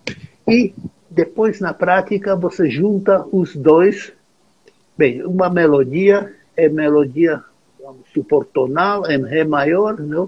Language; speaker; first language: Portuguese; non-native, fluent; Czech